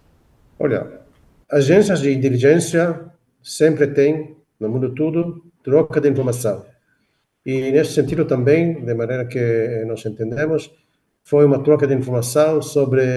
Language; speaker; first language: Portuguese; non-native, fluent; Hebrew